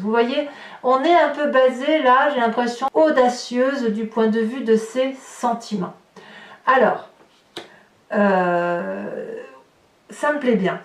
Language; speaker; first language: French; native; French